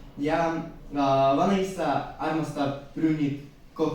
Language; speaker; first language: Estonian; non-native, learner; Russian